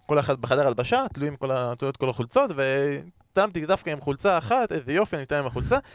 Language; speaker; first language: Hebrew; native; Hebrew